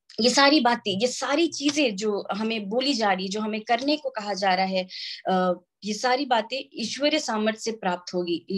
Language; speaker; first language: Hindi; non-native, local second language; Santali